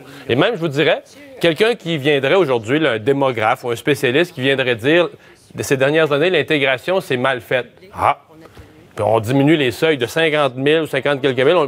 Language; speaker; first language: French; native; French